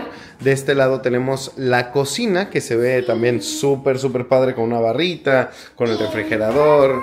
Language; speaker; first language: Spanish; native; Spanish